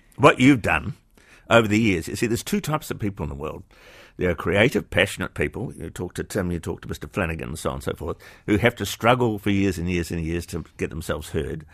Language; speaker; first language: English; native; English